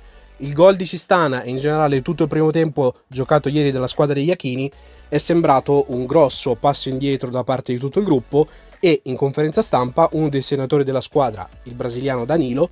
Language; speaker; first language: Italian; native; Italian